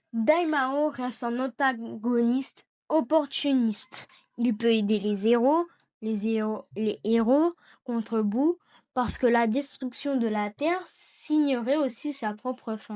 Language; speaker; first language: French; native; French